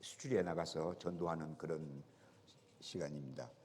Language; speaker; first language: Korean; native; Korean